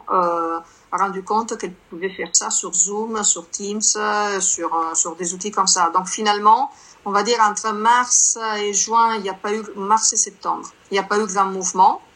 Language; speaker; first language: French; non-native, fluent; Italian